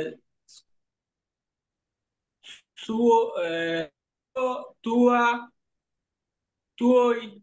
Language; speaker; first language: Italian; non-native, learner; Bangla